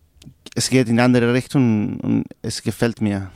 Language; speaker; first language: German; non-native, learner; Spanish